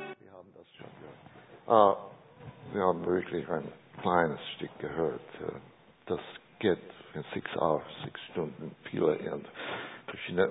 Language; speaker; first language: German; non-native, learner; Czech